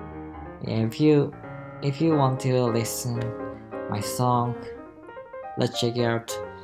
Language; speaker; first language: English; non-native, learner; Japanese